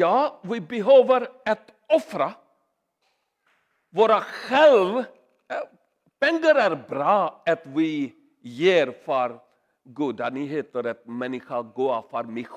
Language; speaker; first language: Swedish; non-native, learner; Urdu